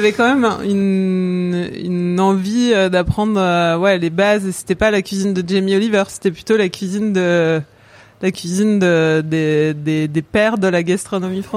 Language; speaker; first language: French; native; French